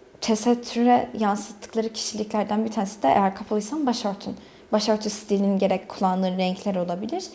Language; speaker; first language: Turkish; early bilingual, other home language; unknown